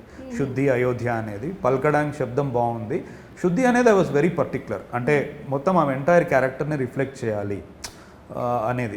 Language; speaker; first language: Telugu; native; Telugu